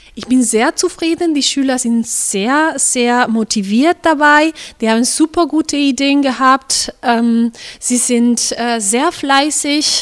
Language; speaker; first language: German; non-native, fluent; Spanish